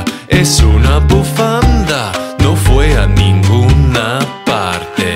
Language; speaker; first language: Spanish; non-native, learner; English